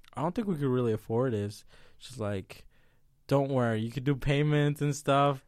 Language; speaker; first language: English; early bilingual, other home language; Spanish